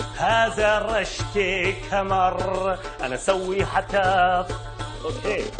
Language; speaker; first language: Arabic; non-native, learner; Hindi